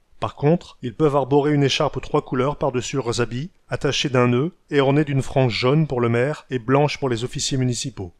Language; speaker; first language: French; native; French